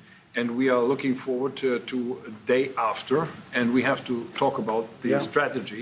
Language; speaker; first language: English; non-native, fluent; German